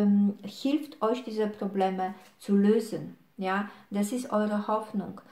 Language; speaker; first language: German; non-native, fluent; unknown